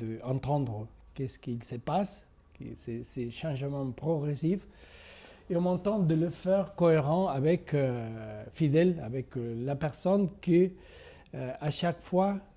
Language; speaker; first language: French; non-native, fluent; Spanish